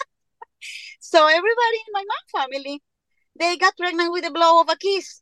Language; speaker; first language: English; non-native, fluent; Spanish